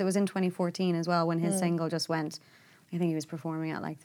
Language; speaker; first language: English; native; English